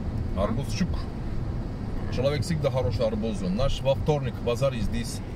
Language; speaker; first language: Russian; non-native, learner; Turkish